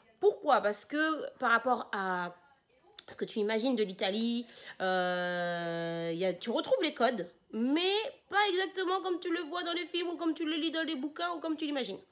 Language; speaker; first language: French; native; French